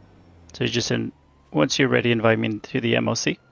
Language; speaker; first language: English; native; English